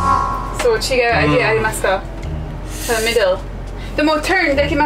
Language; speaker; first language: Japanese; non-native, learner; English